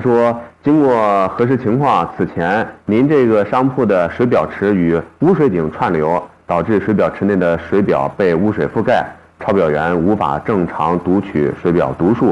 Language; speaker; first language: Chinese; native; Chinese